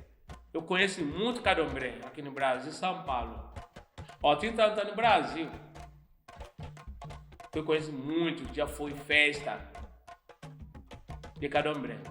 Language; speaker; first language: Portuguese; non-native, fluent; Yoruba